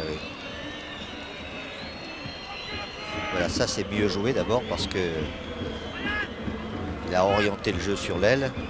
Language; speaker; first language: French; native; French